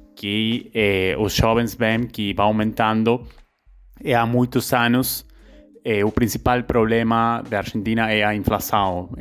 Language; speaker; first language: Portuguese; non-native, learner; Spanish